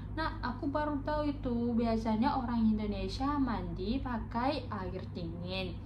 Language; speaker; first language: Indonesian; non-native, learner; Chinese